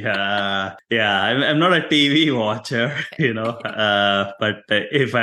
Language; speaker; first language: English; non-native, local second language; Tamil